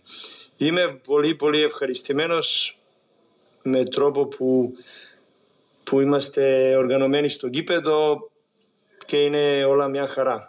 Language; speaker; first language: Greek; non-native, learner; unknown